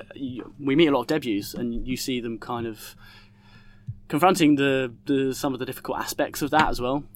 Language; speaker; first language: English; native; English